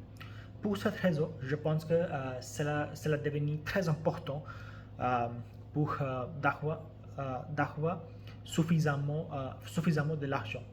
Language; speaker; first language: French; non-native, learner; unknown